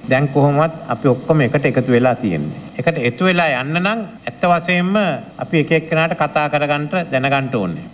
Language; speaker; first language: Sinhala; native; Sinhala